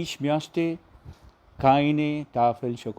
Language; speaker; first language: German; non-native, learner; Hindi